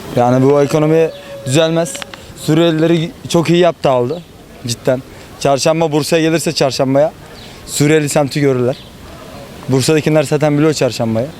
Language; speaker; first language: Turkish; native; Turkish